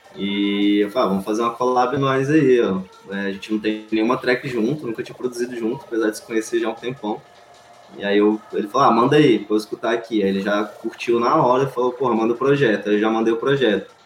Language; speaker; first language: Portuguese; native; Portuguese